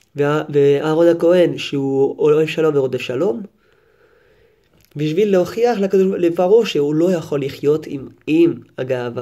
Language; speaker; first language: Hebrew; non-native, fluent; French